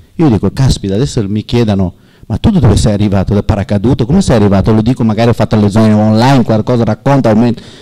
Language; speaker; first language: Italian; non-native, learner; Persian